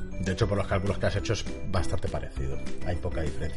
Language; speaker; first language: Spanish; native; Spanish